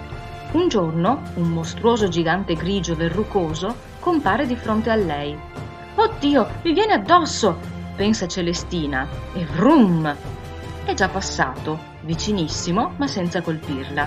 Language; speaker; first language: Italian; native; Italian